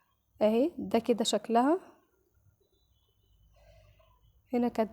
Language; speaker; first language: Arabic; native; Arabic